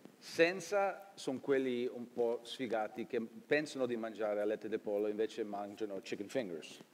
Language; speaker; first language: Italian; early bilingual, heritage; Italian